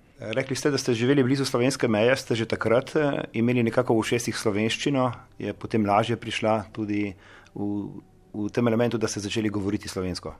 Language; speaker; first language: Slovenian; native; Slovenian